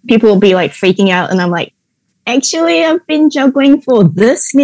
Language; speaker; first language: English; native; English